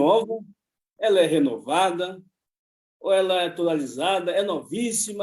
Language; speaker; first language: Portuguese; native; Portuguese